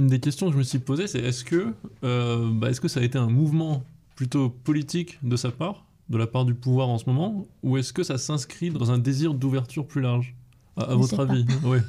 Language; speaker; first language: French; native; French